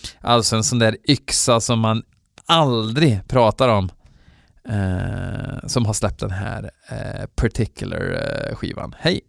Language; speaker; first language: Swedish; native; Swedish